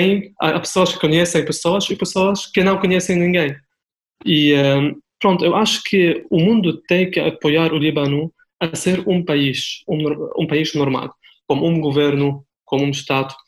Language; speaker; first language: Portuguese; non-native, fluent; Arabic